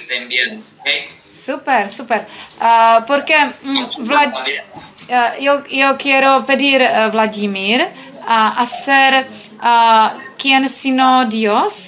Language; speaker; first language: Spanish; non-native, learner; Czech